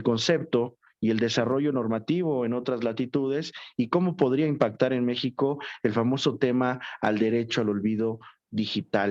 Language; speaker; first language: Spanish; native; Spanish